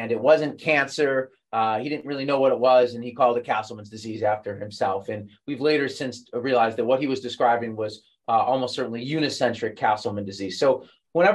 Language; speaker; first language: English; native; English